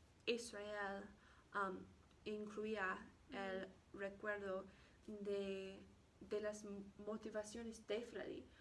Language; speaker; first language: Spanish; non-native, learner; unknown